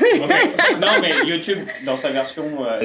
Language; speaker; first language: French; native; French